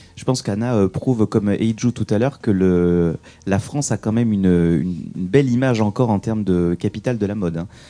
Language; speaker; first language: French; native; French